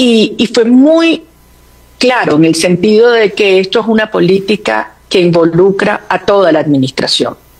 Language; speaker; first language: Spanish; native; Spanish